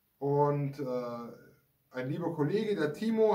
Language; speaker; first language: German; native; German